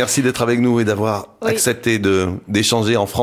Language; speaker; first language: French; native; French